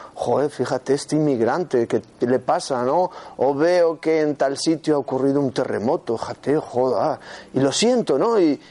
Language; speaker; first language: Spanish; native; Spanish